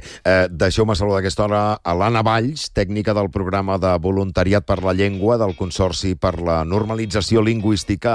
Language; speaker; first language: Catalan; native; Catalan